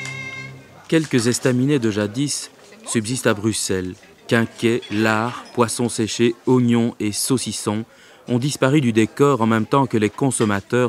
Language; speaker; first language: French; native; French